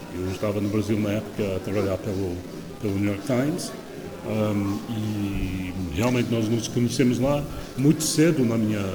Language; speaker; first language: Portuguese; non-native, fluent; English